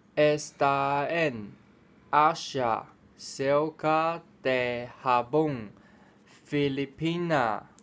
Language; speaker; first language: Spanish; non-native, learner; Chinese